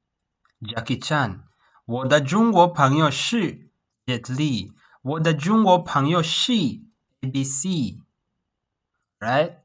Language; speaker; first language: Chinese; non-native, fluent; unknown